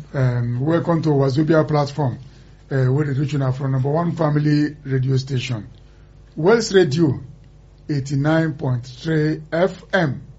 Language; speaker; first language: Nigerian Pidgin; non-native, local second language; Igbo